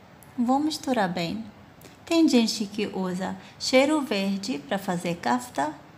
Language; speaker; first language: Portuguese; non-native, fluent; Arabic